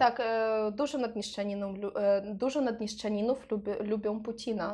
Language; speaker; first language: Polish; non-native, learner; Russian